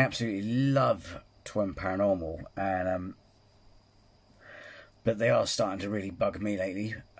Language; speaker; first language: English; native; English